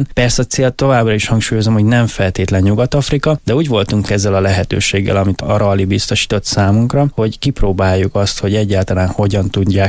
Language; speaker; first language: Hungarian; native; Hungarian